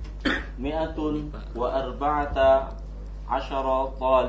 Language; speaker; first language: Arabic; non-native, learner; Indonesian